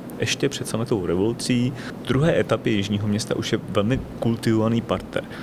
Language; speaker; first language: Czech; native; Czech